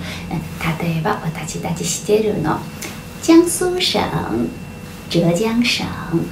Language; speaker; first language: Japanese; non-native, fluent; Chinese